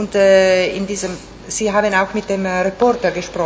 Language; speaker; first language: German; non-native, fluent; Italian